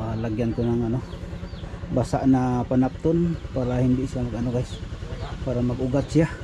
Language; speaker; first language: Filipino; non-native, local second language; Cebuano